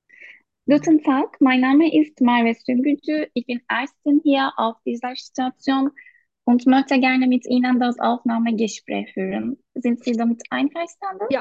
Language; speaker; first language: German; non-native, learner; Turkish